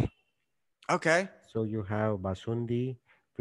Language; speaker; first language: English; non-native, local second language; Marathi